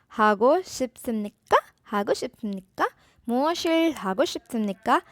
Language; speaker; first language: Korean; non-native, fluent; Urdu